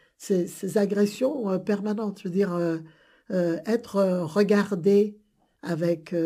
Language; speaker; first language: French; native; French